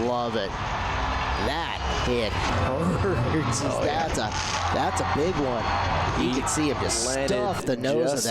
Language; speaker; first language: English; native; English